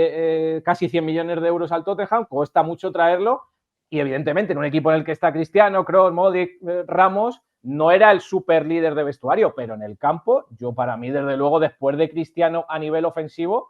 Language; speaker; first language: Spanish; native; Spanish